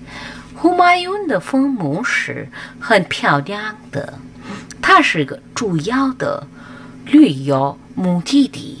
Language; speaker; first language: Chinese; non-native, learner; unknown